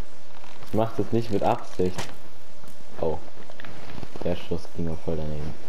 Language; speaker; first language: German; native; German